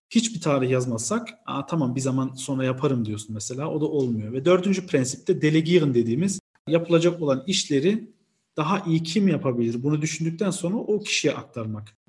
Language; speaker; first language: Turkish; early bilingual, heritage; Turkish